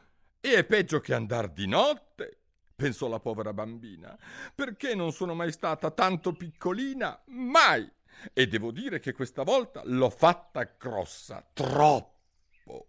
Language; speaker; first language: Italian; native; Italian